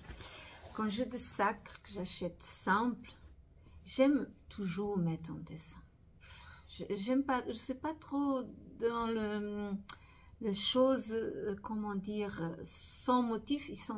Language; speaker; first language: French; non-native, fluent; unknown